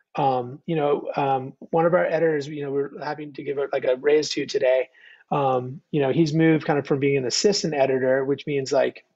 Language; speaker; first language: English; native; English